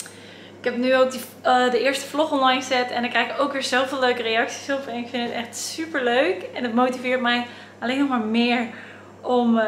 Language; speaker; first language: Dutch; native; Dutch